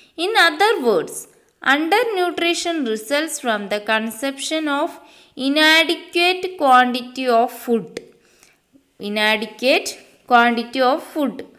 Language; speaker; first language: English; non-native, local second language; Malayalam